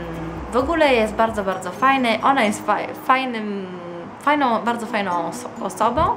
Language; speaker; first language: Polish; early bilingual, heritage; Polish